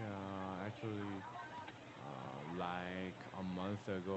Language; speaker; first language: English; non-native, learner; Korean